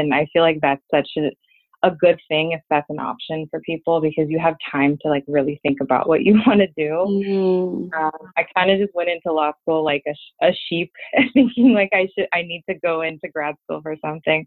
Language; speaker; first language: English; native; English